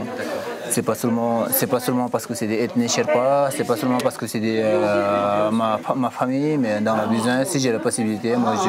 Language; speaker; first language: French; non-native, fluent; Sherpa